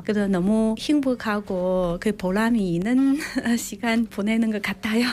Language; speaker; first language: Korean; non-native, local second language; Chinese